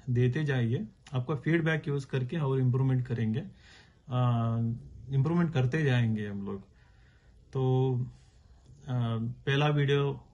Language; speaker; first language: Hindi; non-native, local second language; Kannada